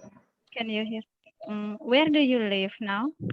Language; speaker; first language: English; non-native, learner; Indonesian